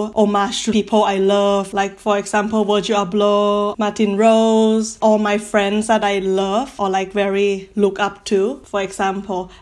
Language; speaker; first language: English; non-native, learner; Thai